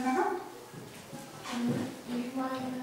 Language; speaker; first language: German; non-native, learner; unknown